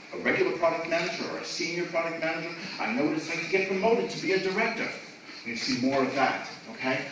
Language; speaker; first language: English; native; English